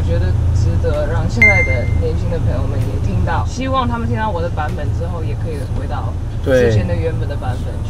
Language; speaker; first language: Chinese; early bilingual, heritage; English